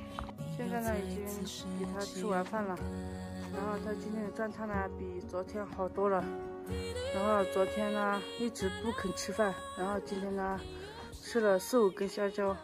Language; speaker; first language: Chinese; non-native, local second language; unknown